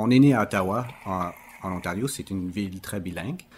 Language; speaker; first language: French; native; French